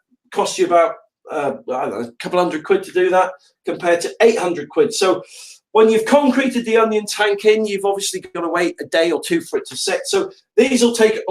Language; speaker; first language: English; native; English